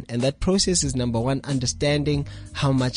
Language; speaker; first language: English; non-native, local second language; Zulu